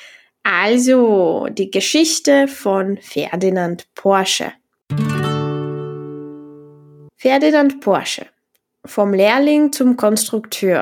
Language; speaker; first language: German; non-native, fluent; Czech